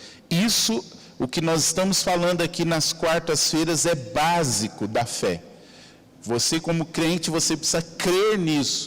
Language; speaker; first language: Portuguese; native; Portuguese